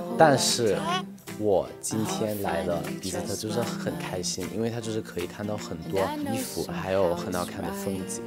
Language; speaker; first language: Chinese; non-native, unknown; Thai